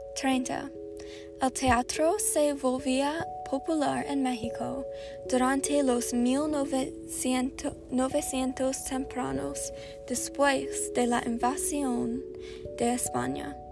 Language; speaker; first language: Spanish; non-native, learner; English